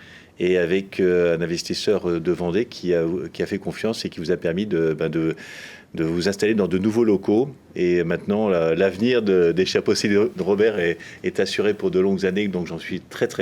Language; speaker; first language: French; native; French